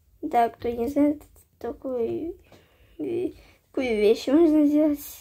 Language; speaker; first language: Russian; early bilingual, heritage; Russian